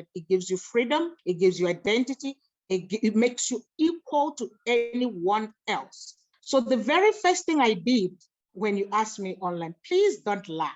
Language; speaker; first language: English; non-native, local second language; Igbo